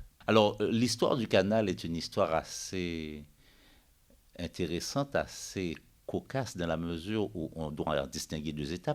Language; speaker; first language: French; native; French